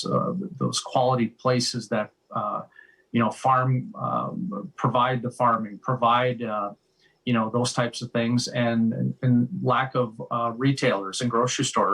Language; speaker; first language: English; native; English